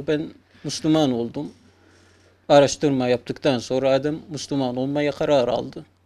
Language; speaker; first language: Turkish; non-native, fluent; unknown